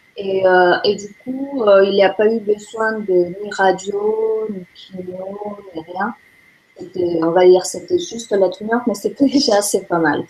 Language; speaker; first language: French; non-native, fluent; Spanish